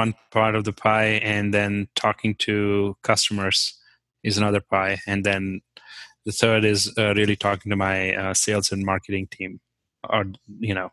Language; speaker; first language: English; non-native, local second language; Kashmiri